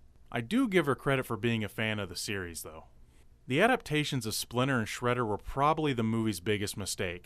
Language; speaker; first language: English; native; English